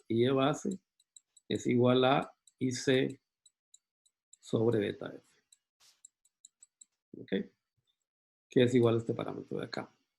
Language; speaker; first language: Spanish; native; Spanish